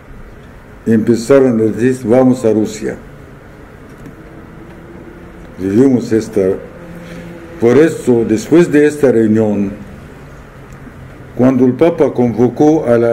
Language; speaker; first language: Spanish; non-native, fluent; Arabic